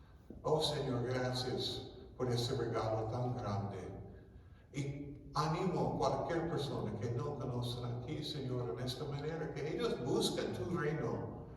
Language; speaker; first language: Spanish; non-native, fluent; English